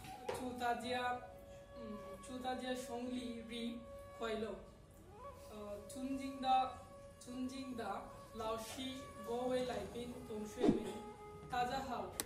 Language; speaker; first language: Chinese; non-native, learner; Bangla